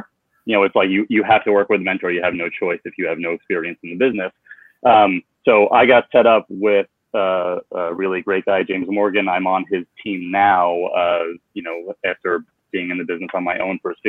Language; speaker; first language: English; native; English